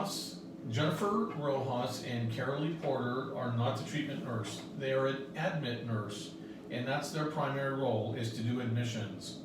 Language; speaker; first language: English; native; English